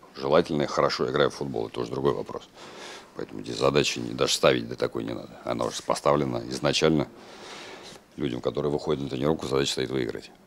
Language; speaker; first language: Russian; native; Russian